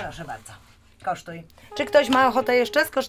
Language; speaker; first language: Polish; native; Polish